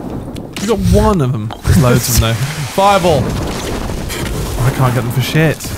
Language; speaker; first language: English; native; English